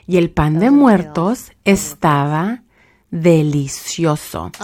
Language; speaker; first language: Spanish; early bilingual, other home language; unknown